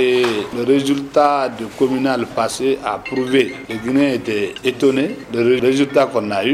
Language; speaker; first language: French; non-native, local second language; Susu